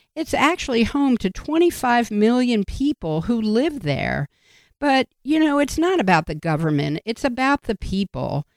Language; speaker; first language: English; native; English